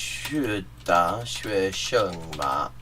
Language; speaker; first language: Chinese; non-native, learner; English